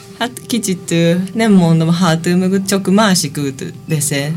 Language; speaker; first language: Hungarian; non-native, learner; Japanese